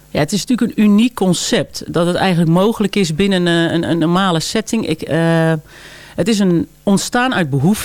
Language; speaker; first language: Dutch; native; Dutch